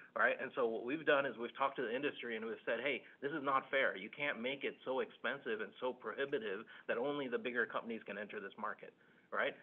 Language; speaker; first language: English; early bilingual, other home language; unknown